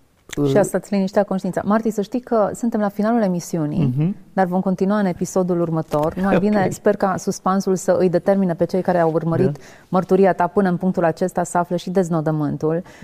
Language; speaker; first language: Romanian; native; Romanian